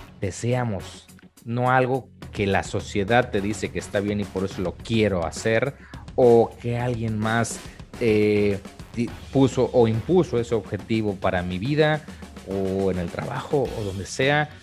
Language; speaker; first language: Spanish; native; Spanish